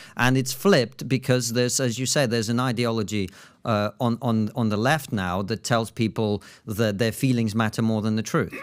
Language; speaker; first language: English; non-native, fluent; Russian